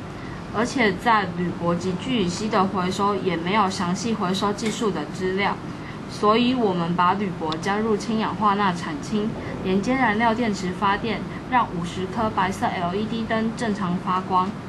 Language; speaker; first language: Chinese; native; Chinese